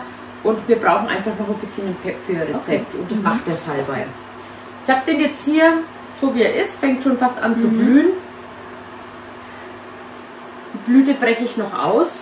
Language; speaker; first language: German; native; German